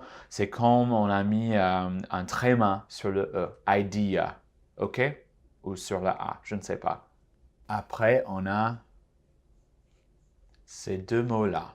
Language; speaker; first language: French; non-native, fluent; English